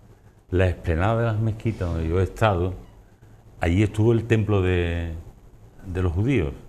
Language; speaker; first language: Spanish; native; Spanish